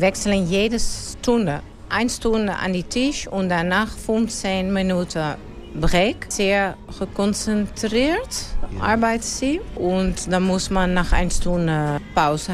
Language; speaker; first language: German; non-native, learner; Dutch